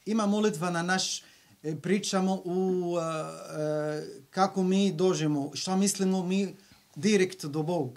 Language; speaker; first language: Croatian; non-native, learner; Arabic